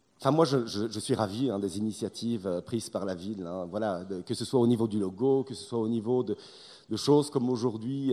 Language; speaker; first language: French; native; French